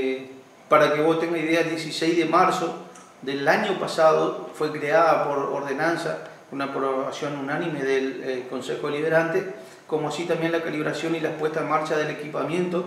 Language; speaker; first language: Spanish; native; Spanish